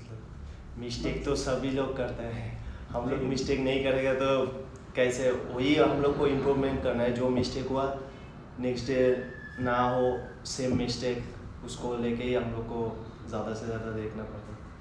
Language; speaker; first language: Hindi; non-native, local second language; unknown